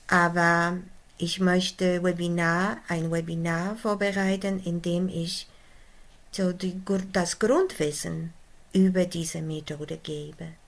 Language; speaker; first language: German; non-native, fluent; Polish